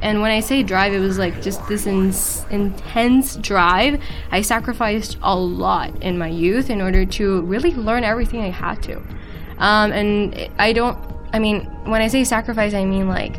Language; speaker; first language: English; early bilingual, other home language; Spanish